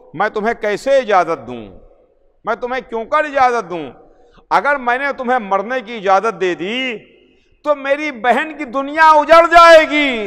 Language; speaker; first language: Urdu; native; Urdu